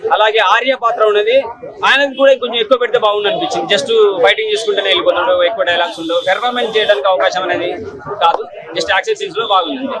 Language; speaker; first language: Telugu; native; Telugu